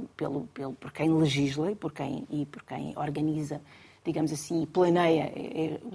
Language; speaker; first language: Portuguese; native; Portuguese